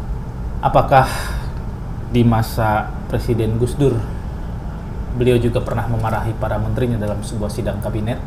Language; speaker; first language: Indonesian; native; Indonesian